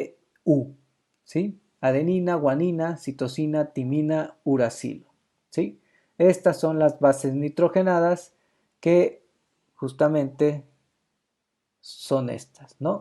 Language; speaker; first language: Spanish; native; Spanish